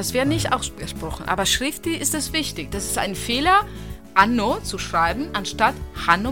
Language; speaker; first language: German; non-native, fluent; Italian